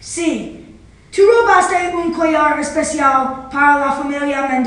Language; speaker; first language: Spanish; non-native, learner; English